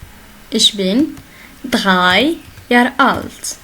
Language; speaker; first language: German; non-native, learner; Arabic